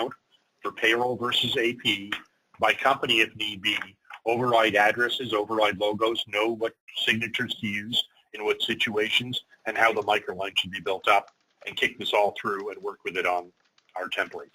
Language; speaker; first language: English; native; English